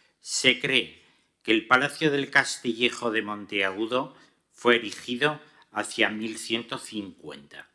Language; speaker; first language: Spanish; native; Spanish